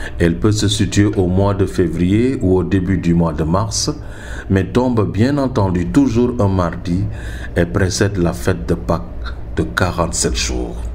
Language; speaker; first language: French; non-native, local second language; Wolof